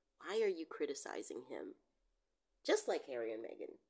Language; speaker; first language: English; native; English